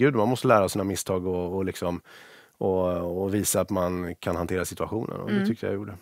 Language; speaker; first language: Swedish; native; Swedish